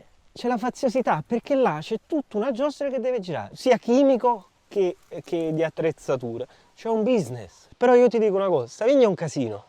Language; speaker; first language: Italian; native; Italian